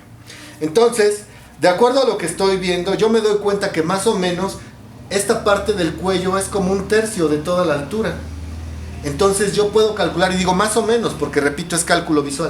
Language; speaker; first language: Spanish; native; Spanish